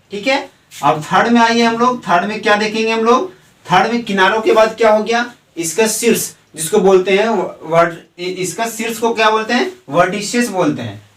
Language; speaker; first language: Hindi; native; Hindi